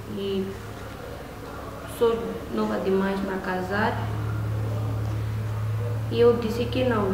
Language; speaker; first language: Portuguese; non-native, local second language; Makhuwa